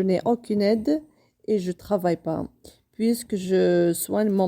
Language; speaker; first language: French; non-native, learner; Kabyle